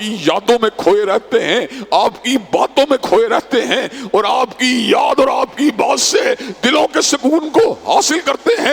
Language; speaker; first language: Urdu; native; Urdu